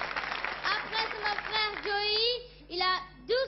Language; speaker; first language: French; non-native, learner; English